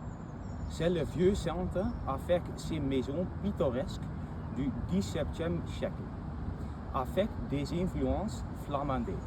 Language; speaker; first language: French; non-native, learner; Dutch